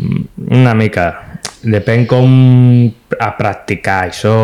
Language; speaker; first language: Catalan; non-native, local second language; Spanish